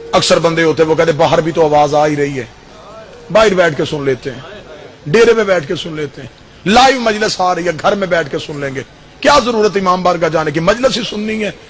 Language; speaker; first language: Urdu; non-native, local second language; Punjabi